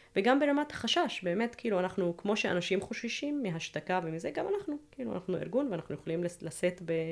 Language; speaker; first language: Hebrew; non-native, local second language; Arabic